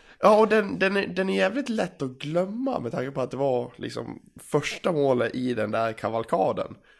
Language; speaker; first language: Swedish; native; Swedish